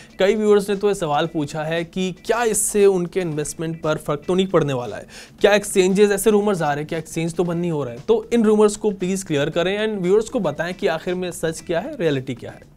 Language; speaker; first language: Hindi; native; Hindi